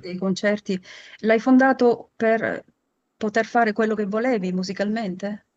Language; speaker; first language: Italian; native; Italian